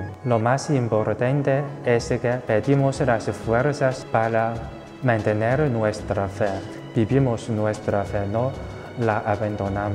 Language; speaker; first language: Spanish; non-native, local second language; Chinese